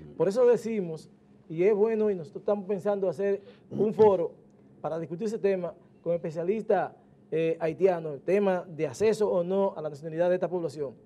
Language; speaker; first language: Spanish; native; Spanish